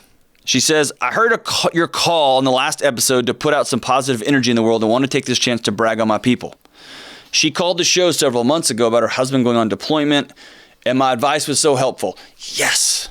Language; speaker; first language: English; native; English